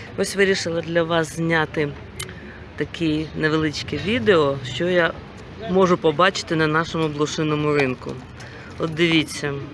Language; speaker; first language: Ukrainian; non-native, local second language; Russian